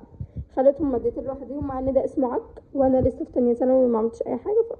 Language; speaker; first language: Arabic; native; Arabic